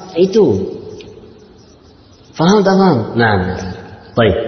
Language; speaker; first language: Indonesian; non-native, learner; Arabic